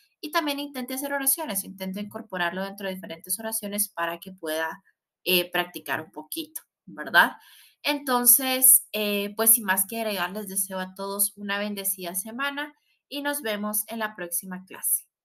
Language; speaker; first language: Spanish; native; Spanish